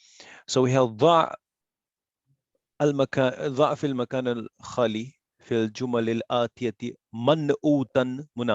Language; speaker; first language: Arabic; non-native, fluent; Urdu